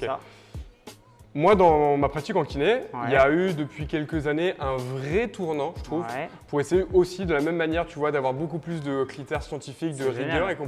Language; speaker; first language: French; native; French